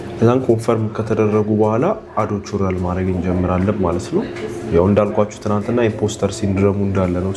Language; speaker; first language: Amharic; native; Amharic